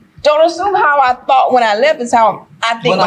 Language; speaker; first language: English; native; English